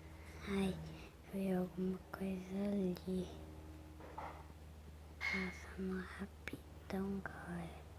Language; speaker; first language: Portuguese; native; Portuguese